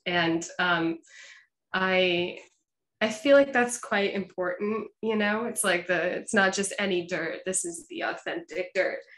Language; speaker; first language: English; native; English